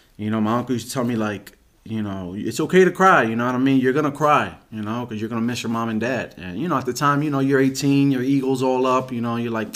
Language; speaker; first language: English; native; English